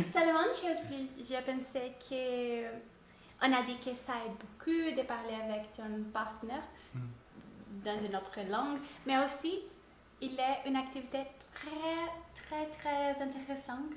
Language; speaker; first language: French; non-native, learner; Portuguese